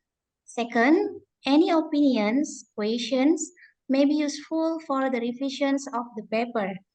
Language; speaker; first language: English; non-native, fluent; Indonesian